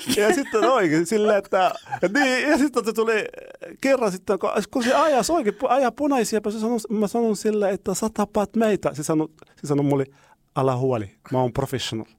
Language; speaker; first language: Finnish; non-native, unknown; Arabic